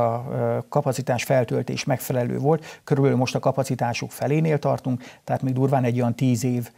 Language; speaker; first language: Hungarian; native; Hungarian